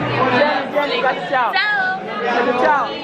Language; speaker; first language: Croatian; non-native, learner; English